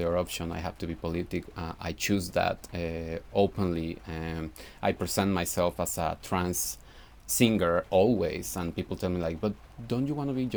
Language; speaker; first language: English; non-native, fluent; Spanish